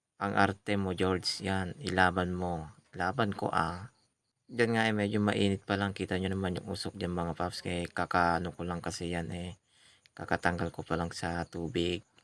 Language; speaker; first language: Filipino; non-native, local second language; Iloko